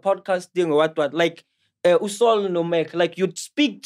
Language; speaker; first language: English; non-native, local second language; Zulu